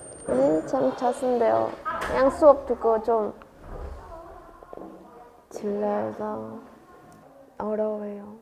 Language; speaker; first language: Korean; non-native, learner; Vietnamese